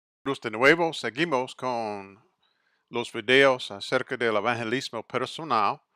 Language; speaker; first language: Spanish; non-native, fluent; English